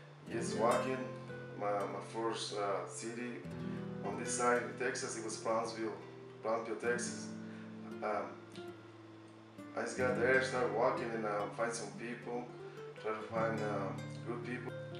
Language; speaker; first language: English; non-native, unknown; Spanish